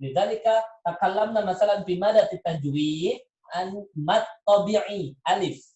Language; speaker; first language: Arabic; non-native, fluent; Indonesian